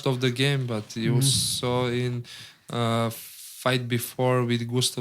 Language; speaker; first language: English; non-native, learner; Serbian